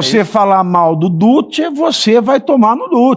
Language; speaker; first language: Portuguese; native; Portuguese